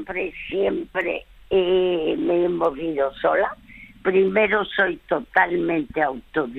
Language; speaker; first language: Spanish; early bilingual, other home language; French